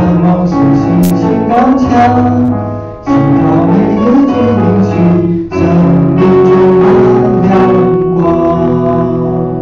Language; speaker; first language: Chinese; native; Chinese